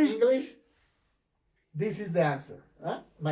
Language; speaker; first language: English; non-native, fluent; Spanish